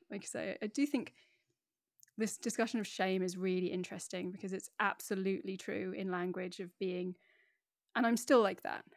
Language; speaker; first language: English; native; English